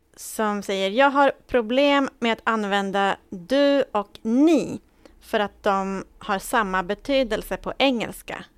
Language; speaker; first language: Swedish; native; Swedish